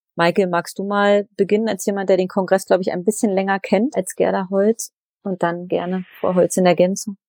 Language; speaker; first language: German; native; German